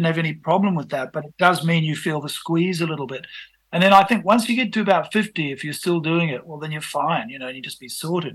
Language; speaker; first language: English; native; English